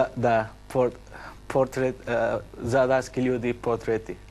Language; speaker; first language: Bosnian; non-native, learner; Turkish